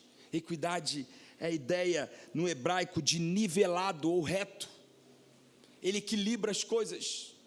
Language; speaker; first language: Portuguese; native; Portuguese